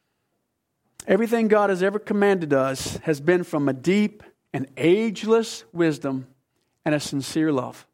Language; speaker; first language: English; native; English